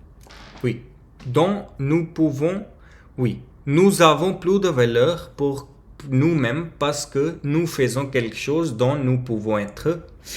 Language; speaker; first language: French; non-native, learner; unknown